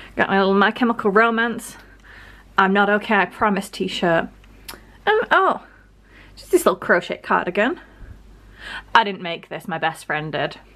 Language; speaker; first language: English; native; English